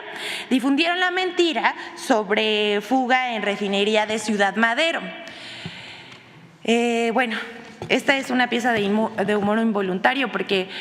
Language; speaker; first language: Spanish; native; Spanish